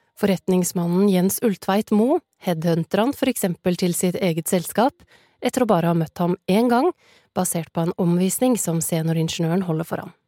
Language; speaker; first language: Norwegian; native; Norwegian